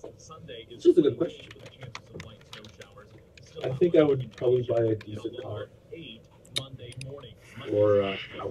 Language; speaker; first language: English; native; English